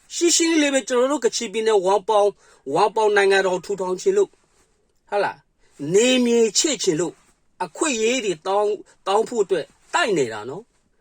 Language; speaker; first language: Burmese; non-native, local second language; Kachin